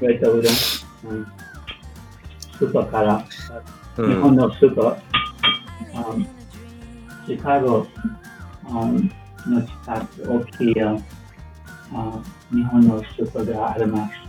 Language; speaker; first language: Japanese; non-native, learner; English